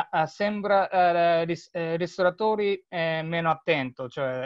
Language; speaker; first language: Italian; non-native, learner; Japanese